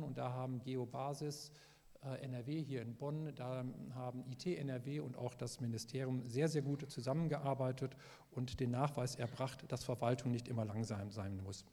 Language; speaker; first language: German; native; German